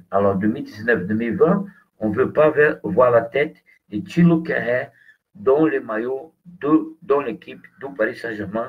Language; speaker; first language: French; non-native, fluent; Portuguese